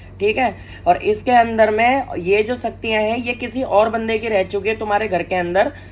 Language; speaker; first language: Hindi; native; Hindi